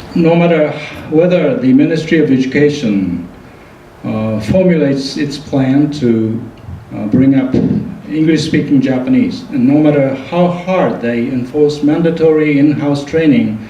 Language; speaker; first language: English; non-native, fluent; Japanese